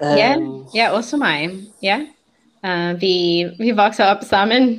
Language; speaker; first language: Danish; non-native, learner; English